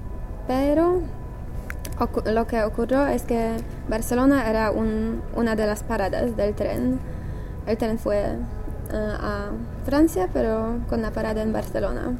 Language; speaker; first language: Spanish; non-native, learner; English